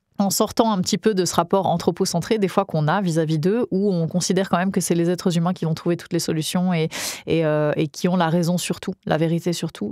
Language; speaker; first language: French; native; French